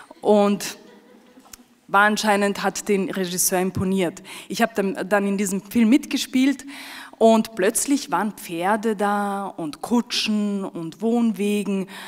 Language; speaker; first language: German; early bilingual, other home language; Romany